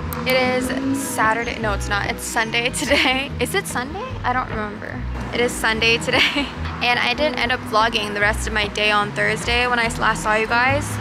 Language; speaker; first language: English; early bilingual, other home language; Japanese